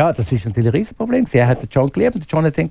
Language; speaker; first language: German; native; German